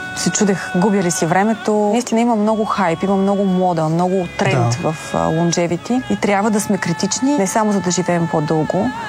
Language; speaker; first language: Bulgarian; native; Bulgarian